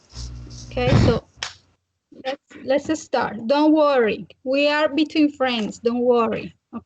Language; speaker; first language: English; non-native, fluent; Spanish